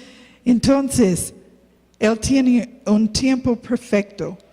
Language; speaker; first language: Spanish; non-native, learner; English